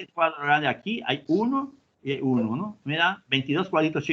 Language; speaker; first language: Spanish; native; Spanish